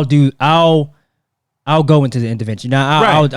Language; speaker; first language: English; native; English